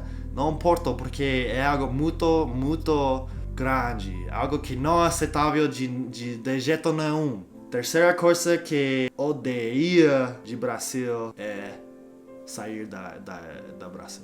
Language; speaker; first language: Portuguese; non-native, learner; English